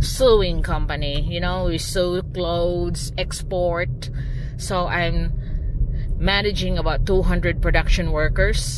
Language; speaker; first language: English; non-native, local second language; Cebuano